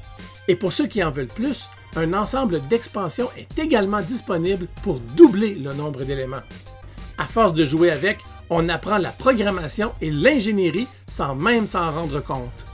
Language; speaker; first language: French; native; French